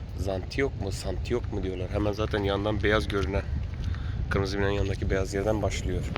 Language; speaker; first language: Turkish; early bilingual, heritage; Turkish